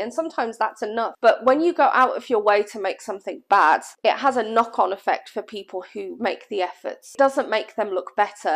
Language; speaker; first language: English; native; English